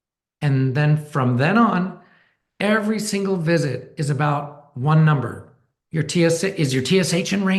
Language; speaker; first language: English; native; English